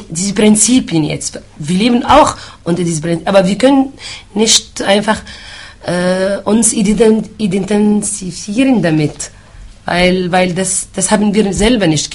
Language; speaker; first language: German; non-native, fluent; Arabic